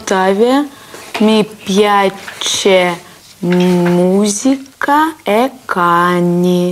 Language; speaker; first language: Italian; non-native, learner; Russian